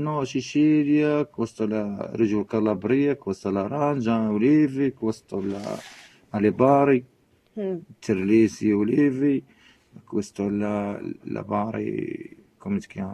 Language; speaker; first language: Italian; non-native, learner; Arabic